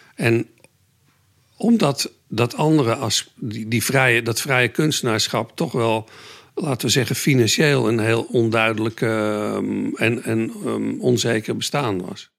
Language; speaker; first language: Dutch; native; Dutch